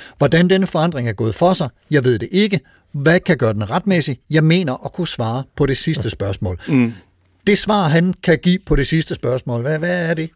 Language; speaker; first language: Danish; native; Danish